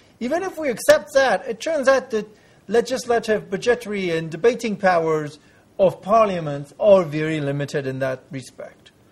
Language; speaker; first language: English; non-native, fluent; French